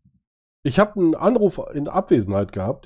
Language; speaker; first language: German; native; German